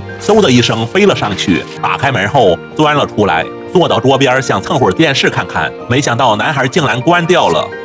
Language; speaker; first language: Chinese; native; Chinese